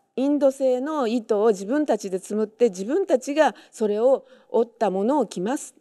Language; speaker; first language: Japanese; native; Japanese